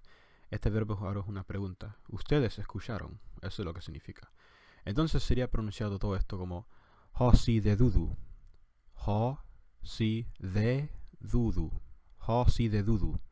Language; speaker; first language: Spanish; non-native, fluent; English